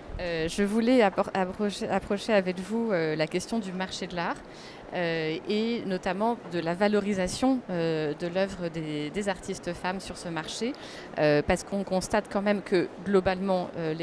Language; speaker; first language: French; native; French